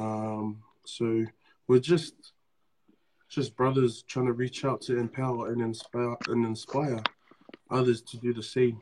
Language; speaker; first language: English; native; English